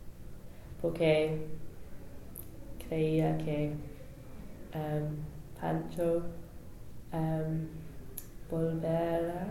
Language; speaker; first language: Spanish; non-native, learner; English